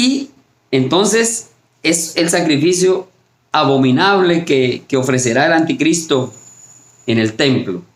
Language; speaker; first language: Spanish; native; Spanish